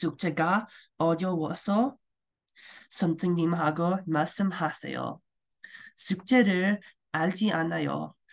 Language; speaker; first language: Korean; non-native, learner; English